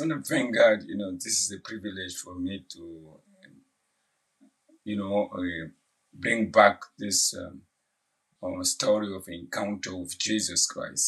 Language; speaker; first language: English; non-native, fluent; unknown